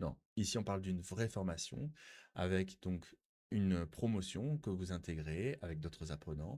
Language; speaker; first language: French; native; French